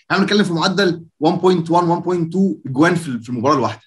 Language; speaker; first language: Arabic; native; Arabic